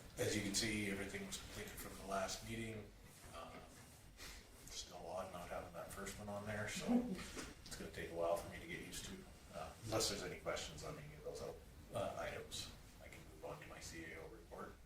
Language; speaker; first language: English; native; English